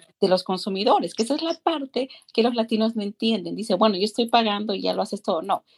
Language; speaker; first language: Spanish; native; Spanish